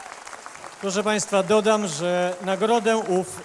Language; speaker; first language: Polish; native; Polish